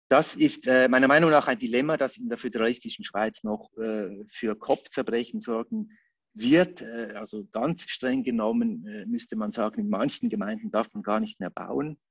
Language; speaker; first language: German; native; German